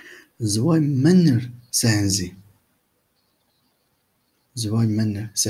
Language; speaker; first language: German; non-native, fluent; Turkish